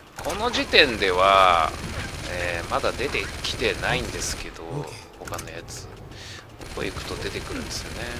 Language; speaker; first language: Japanese; early bilingual, heritage; Japanese